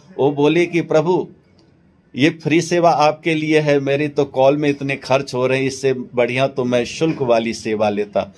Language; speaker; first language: Hindi; non-native, local second language; Maithili